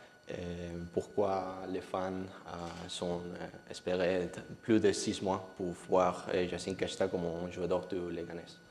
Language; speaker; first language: French; non-native, learner; Spanish